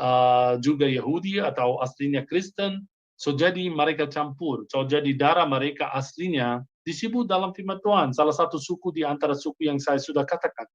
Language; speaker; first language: Indonesian; non-native, fluent; Hebrew